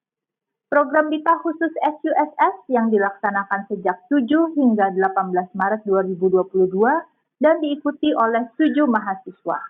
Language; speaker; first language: Indonesian; native; Indonesian